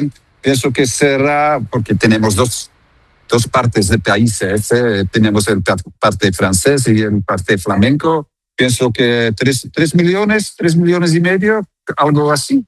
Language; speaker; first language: Spanish; non-native, fluent; Dutch